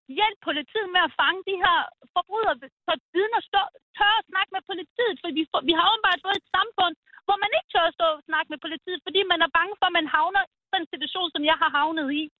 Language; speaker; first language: Danish; early bilingual, other home language; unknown